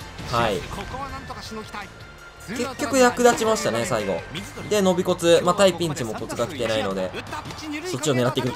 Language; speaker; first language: Japanese; native; Japanese